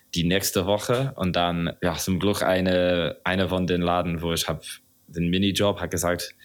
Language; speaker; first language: German; non-native, fluent; English